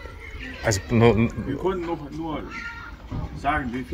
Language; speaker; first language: German; non-native, learner; Mongolian